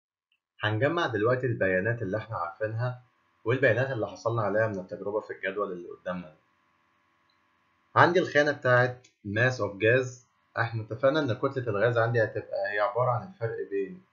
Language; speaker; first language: Arabic; native; Arabic